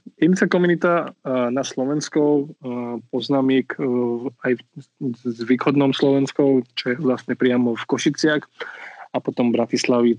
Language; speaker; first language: Slovak; non-native, fluent; Marathi